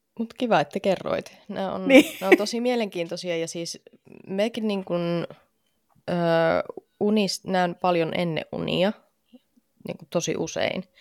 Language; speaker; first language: Finnish; native; Finnish